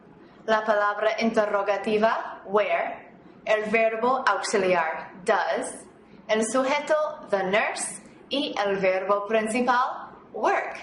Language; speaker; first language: Spanish; non-native, fluent; English